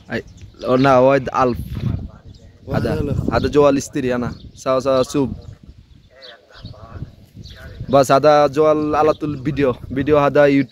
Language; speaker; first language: Arabic; non-native, learner; Bangla